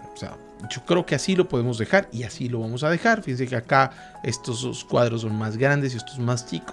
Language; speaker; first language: Spanish; native; Spanish